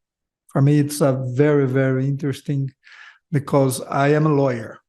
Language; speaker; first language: English; non-native, learner; Portuguese